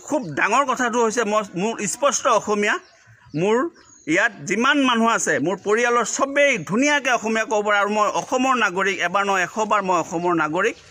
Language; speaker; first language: Assamese; non-native, local second language; Bangla